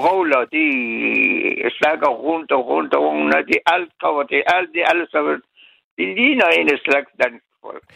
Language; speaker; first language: Danish; non-native, learner; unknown